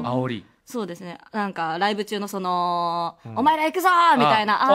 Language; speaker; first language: Japanese; native; Japanese